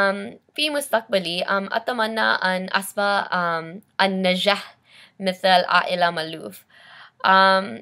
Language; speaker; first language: Arabic; non-native, learner; English